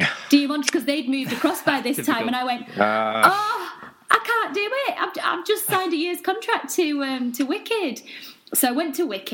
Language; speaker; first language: English; native; English